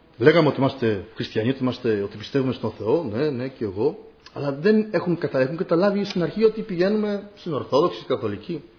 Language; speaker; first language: Greek; non-native, fluent; Polish